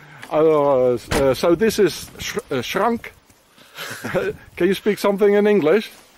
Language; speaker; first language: English; non-native, fluent; French